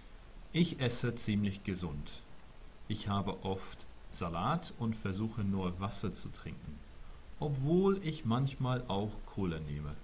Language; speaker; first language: German; non-native, fluent; English